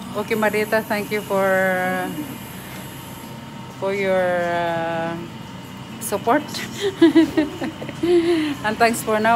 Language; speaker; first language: English; non-native, learner; Filipino